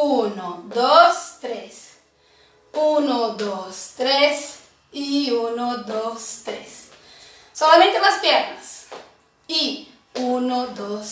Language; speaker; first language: Spanish; non-native, fluent; Portuguese